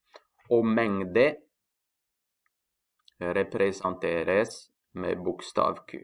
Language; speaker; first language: Norwegian; non-native, fluent; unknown